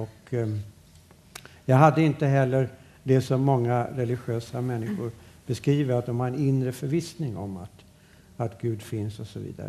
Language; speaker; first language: Swedish; native; Swedish